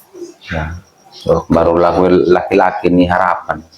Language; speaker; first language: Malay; non-native, local second language; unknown